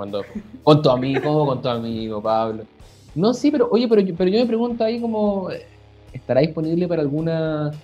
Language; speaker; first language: Spanish; native; Spanish